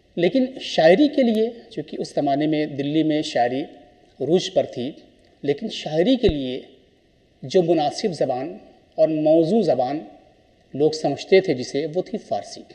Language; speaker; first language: Urdu; native; Urdu